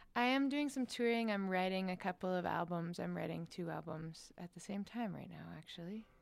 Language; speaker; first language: English; native; English